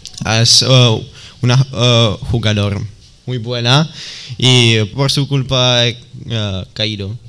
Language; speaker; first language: Spanish; non-native, learner; Czech